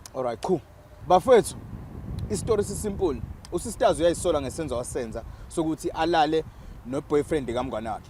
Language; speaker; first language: Zulu; native; Zulu